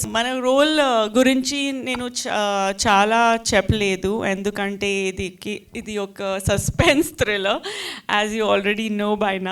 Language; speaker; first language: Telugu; non-native, fluent; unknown